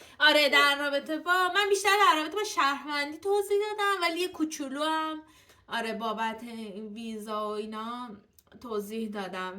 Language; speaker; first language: Persian; native; Persian